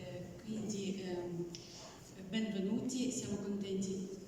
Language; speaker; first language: Italian; non-native, learner; Ukrainian